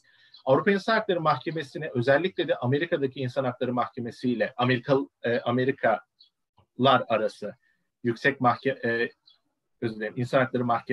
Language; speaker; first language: Turkish; native; Turkish